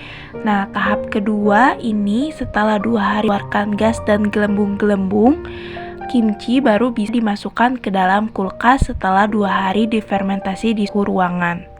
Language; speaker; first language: Indonesian; native; Indonesian